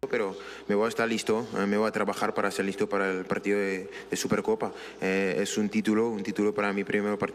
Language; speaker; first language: Spanish; non-native, learner; French